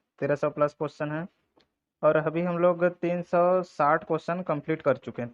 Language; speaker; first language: Hindi; native; Hindi